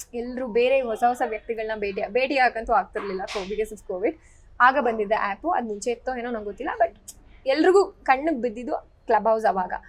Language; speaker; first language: Kannada; native; Kannada